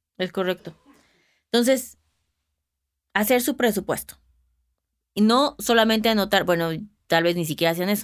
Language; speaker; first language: Spanish; native; Spanish